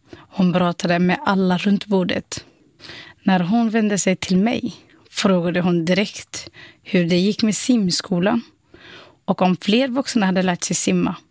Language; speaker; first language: Swedish; non-native, fluent; Somali